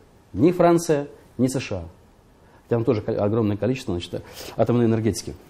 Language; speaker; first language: Russian; native; Russian